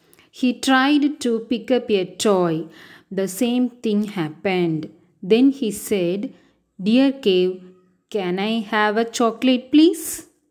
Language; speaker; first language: English; non-native, local second language; Tamil